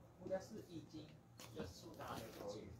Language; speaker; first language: Chinese; non-native, fluent; Indonesian